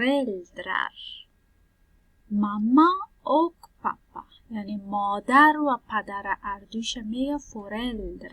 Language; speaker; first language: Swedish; non-native, fluent; Persian